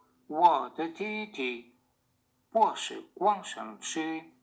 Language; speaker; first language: Chinese; non-native, learner; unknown